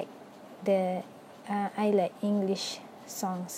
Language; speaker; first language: English; non-native, local second language; Malay